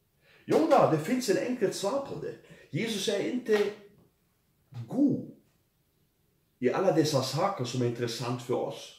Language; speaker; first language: Swedish; non-native, fluent; German